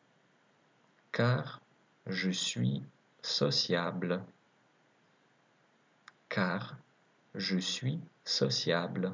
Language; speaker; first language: French; native; French